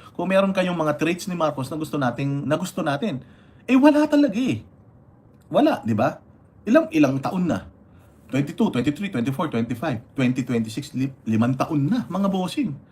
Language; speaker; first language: Filipino; non-native, local second language; Iloko